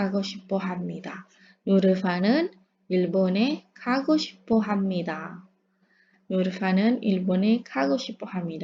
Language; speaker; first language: Korean; non-native, learner; Indonesian